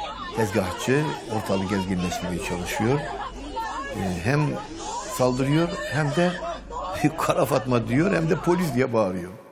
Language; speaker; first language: Turkish; native; Turkish